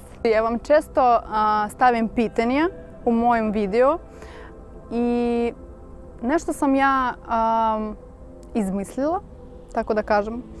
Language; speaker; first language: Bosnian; non-native, learner; Russian